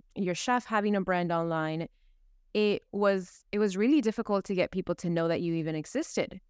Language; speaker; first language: English; early bilingual, other home language; Spanish